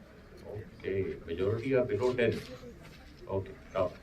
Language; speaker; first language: English; non-native, local second language; Hindi